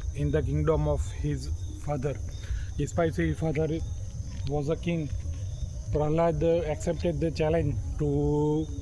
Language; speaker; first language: English; non-native, local second language; Gujarati